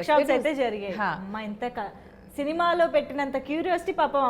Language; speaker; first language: Telugu; native; Telugu